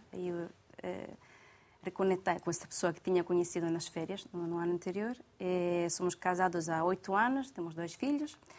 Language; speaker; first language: Portuguese; non-native, fluent; Italian